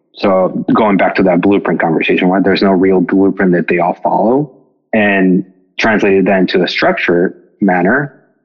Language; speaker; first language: English; non-native, fluent; Spanish